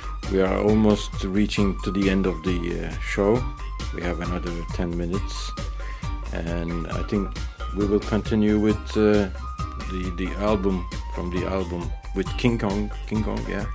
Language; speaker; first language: English; non-native, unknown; Turkish